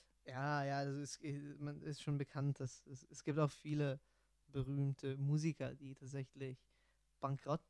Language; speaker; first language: German; non-native, fluent; Italian